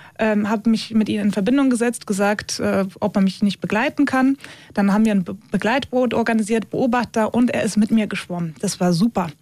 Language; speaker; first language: German; early bilingual, other home language; Turkish